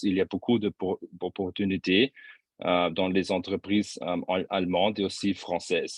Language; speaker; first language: French; non-native, fluent; German